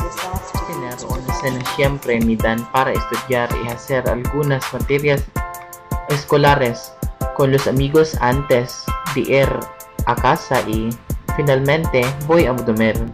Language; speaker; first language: Spanish; non-native, learner; Waray